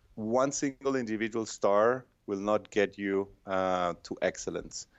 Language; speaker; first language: English; non-native, fluent; Spanish